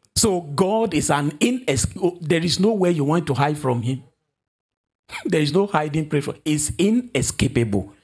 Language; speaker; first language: English; non-native, local second language; Yoruba